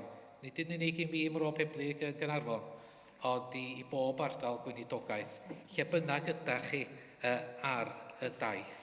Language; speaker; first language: Welsh; native; Welsh